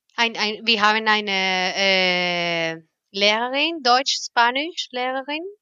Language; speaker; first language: German; non-native, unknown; Spanish